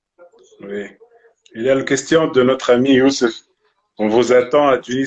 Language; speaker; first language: French; non-native, local second language; Arabic